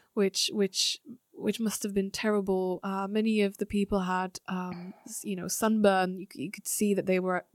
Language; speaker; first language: English; non-native, fluent; Slovak